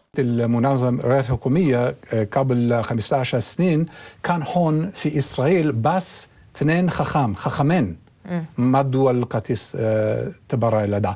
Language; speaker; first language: Arabic; non-native, learner; English